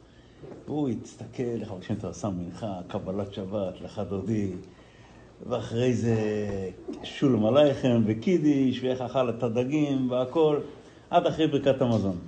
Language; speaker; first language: Hebrew; non-native, fluent; Yiddish